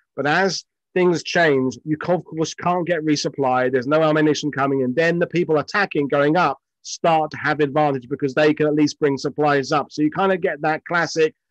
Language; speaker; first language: English; native; English